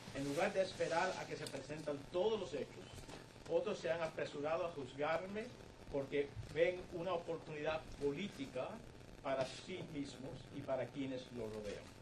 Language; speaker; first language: Spanish; early bilingual, heritage; Spanish